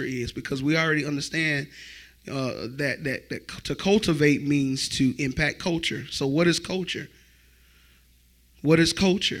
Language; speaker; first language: English; native; English